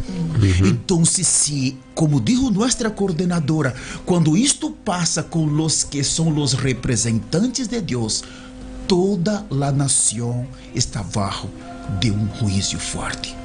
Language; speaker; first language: Spanish; non-native, learner; Portuguese